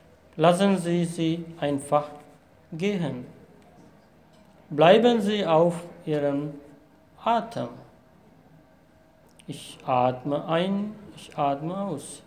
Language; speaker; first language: German; non-native, fluent; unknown